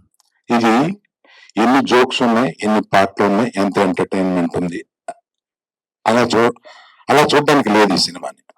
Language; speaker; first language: Telugu; native; Telugu